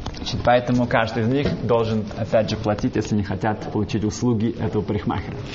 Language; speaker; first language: Russian; early bilingual, heritage; Russian